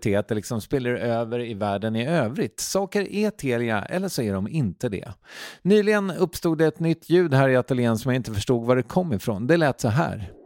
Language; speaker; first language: Swedish; native; Swedish